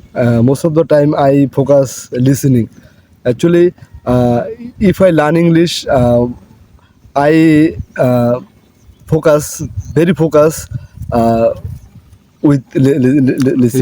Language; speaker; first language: English; non-native, learner; Bangla